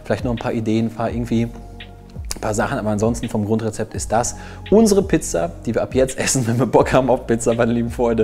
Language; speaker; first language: German; native; German